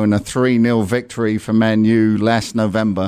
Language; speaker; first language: English; native; English